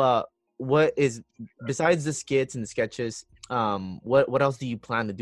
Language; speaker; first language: English; non-native, local second language; Filipino